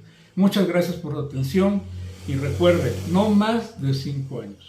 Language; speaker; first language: Spanish; native; Spanish